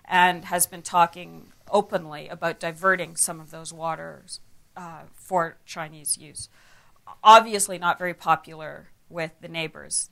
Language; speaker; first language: English; native; English